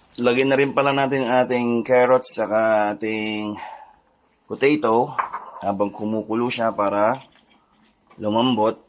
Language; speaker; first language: Filipino; native; Filipino